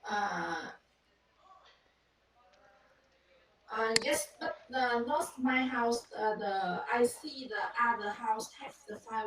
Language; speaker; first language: English; non-native, learner; Vietnamese